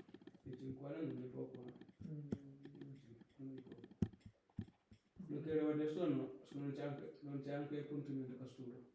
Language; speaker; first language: Italian; non-native, learner; Punjabi